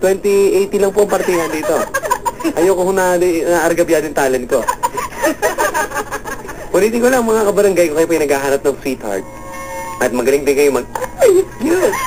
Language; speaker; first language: Filipino; native; Filipino